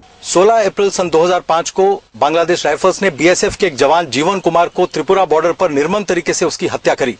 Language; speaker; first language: Hindi; native; Hindi